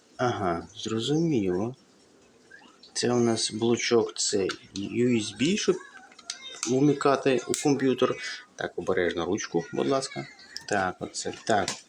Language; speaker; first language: Ukrainian; non-native, local second language; Russian